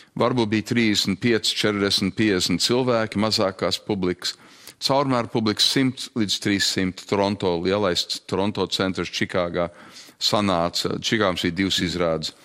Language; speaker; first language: Latvian; early bilingual, heritage; Latvian